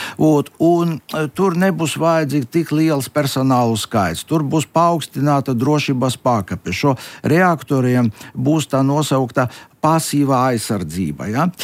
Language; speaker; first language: Latvian; non-native, local second language; Russian